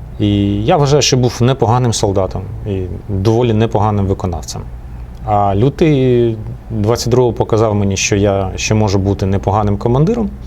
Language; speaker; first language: Ukrainian; non-native, local second language; Russian